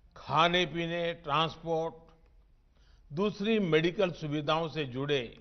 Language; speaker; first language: Hindi; non-native, local second language; Gujarati